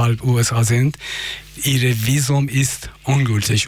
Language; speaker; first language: German; non-native, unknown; Persian